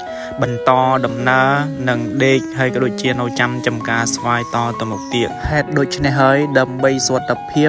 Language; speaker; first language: Khmer; native; Khmer